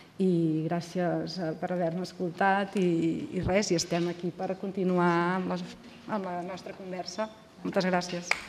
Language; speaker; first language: Catalan; native; Catalan